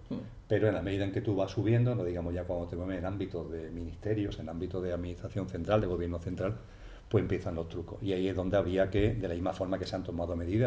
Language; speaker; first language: Spanish; native; Spanish